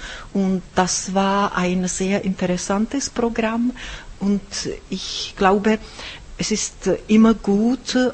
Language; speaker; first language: German; non-native, fluent; Czech